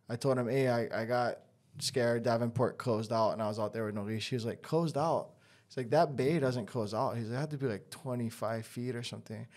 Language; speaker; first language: English; native; English